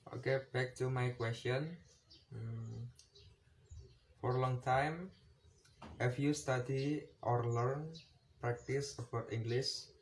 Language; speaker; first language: English; non-native, learner; Indonesian